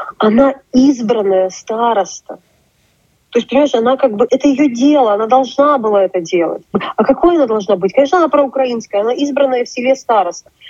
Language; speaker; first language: Russian; non-native, local second language; Ukrainian